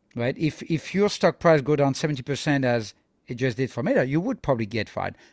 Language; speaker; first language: English; non-native, fluent; French